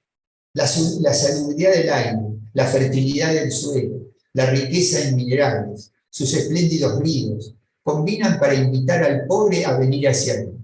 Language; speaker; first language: Spanish; native; Spanish